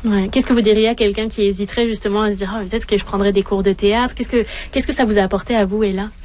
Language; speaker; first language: French; native; French